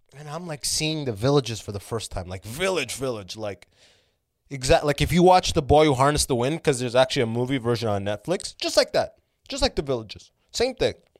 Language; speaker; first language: English; early bilingual, other home language; Arabic